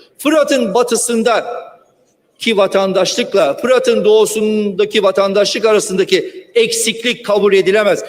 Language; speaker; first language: Turkish; native; Turkish